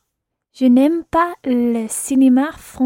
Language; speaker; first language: French; non-native, learner; English